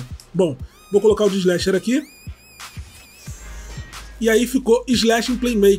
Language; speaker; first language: Portuguese; native; Portuguese